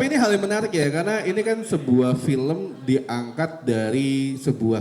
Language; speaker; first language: Indonesian; native; Indonesian